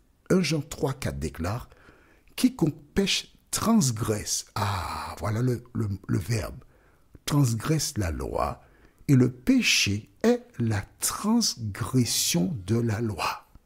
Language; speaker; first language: French; native; French